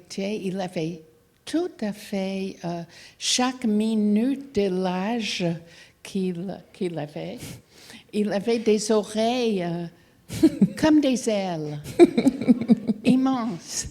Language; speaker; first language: French; non-native, fluent; English